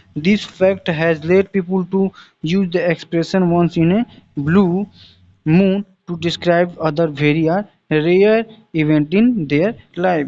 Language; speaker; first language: English; non-native, local second language; Hindi